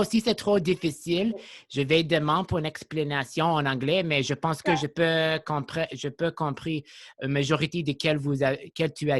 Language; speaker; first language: French; non-native, local second language; English